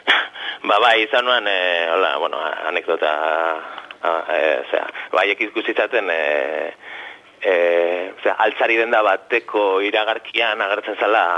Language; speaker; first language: Basque; native; Basque